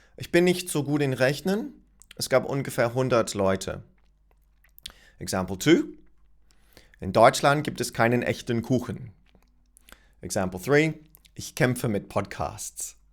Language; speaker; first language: German; non-native, fluent; English